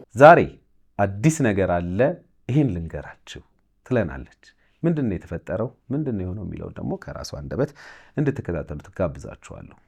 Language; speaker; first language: Amharic; native; Amharic